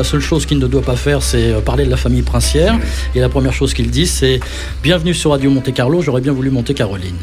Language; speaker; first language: French; native; French